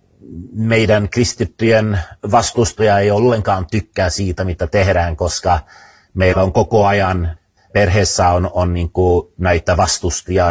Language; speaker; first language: Finnish; early bilingual, other home language; Swedish